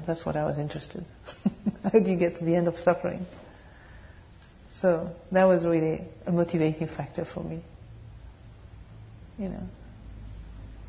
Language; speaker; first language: English; non-native, fluent; French